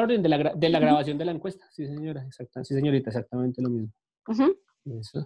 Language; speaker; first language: Spanish; native; Spanish